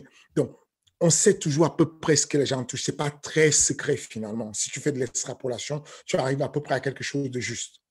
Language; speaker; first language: French; native; French